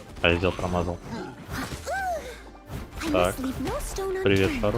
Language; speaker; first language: Russian; native; Russian